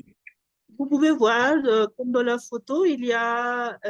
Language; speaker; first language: French; non-native, fluent; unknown